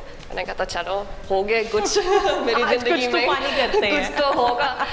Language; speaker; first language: Hindi; non-native, learner; English